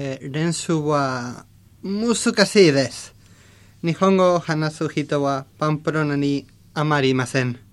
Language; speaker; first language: Japanese; non-native, learner; Spanish